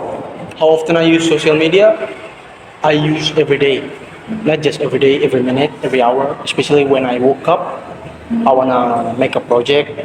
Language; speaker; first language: English; non-native, learner; Indonesian